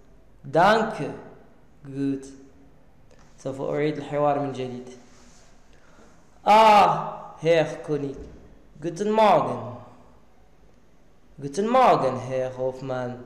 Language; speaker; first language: German; non-native, learner; Arabic